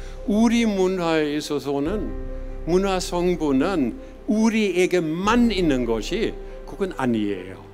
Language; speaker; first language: Korean; non-native, fluent; German